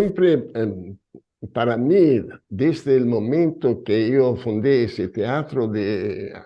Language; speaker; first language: Spanish; non-native, fluent; Italian